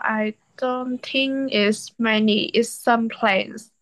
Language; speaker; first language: English; non-native, learner; Vietnamese